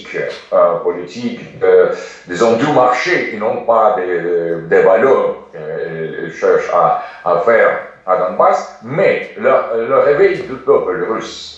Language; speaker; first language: French; non-native, fluent; Russian